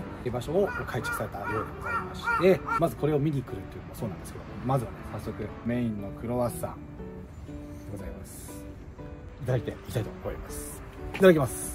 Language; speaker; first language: Japanese; native; Japanese